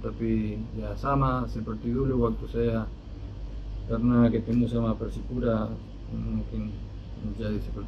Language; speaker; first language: Indonesian; non-native, fluent; Spanish